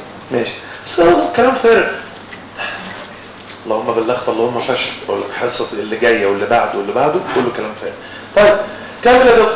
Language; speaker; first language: Arabic; native; Arabic